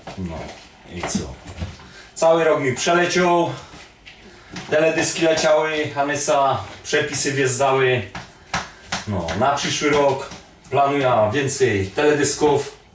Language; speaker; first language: Polish; native; Polish